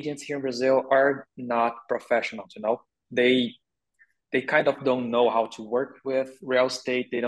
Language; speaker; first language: English; non-native, learner; Portuguese